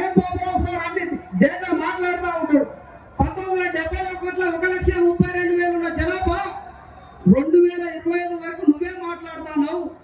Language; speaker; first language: Telugu; non-native, local second language; Koya